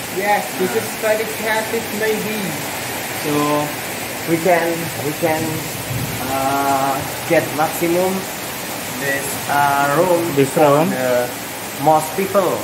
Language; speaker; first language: English; non-native, learner; Indonesian